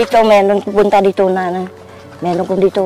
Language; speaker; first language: Filipino; non-native, learner; Vietnamese